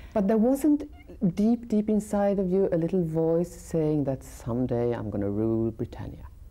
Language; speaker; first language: English; non-native, fluent; Swedish